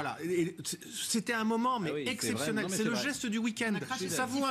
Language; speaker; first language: French; native; French